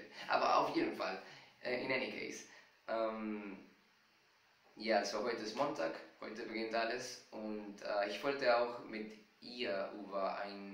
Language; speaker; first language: German; non-native, fluent; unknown